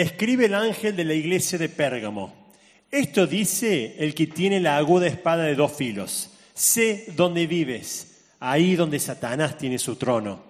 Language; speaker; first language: Spanish; native; Spanish